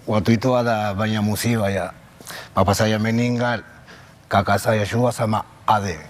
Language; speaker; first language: Indonesian; non-native, local second language; Spanish